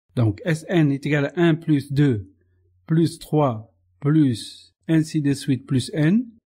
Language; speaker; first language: French; non-native, local second language; Arabic